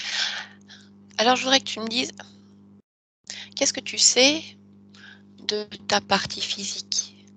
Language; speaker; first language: French; native; French